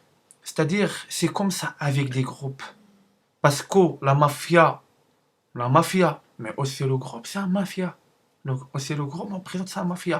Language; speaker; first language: French; non-native, learner; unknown